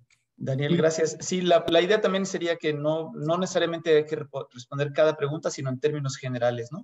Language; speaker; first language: Spanish; native; Spanish